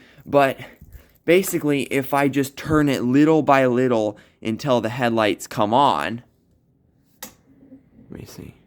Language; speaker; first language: English; native; English